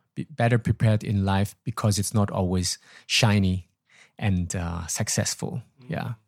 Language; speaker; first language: English; non-native, fluent; German